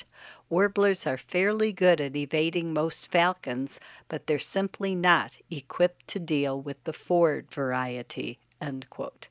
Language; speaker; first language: English; native; English